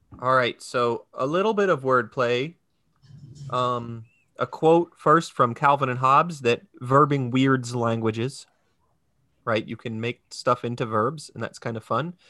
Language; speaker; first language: English; native; English